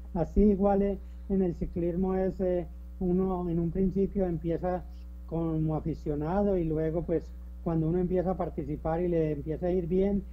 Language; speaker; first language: Spanish; native; Spanish